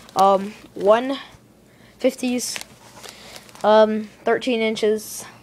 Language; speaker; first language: English; native; English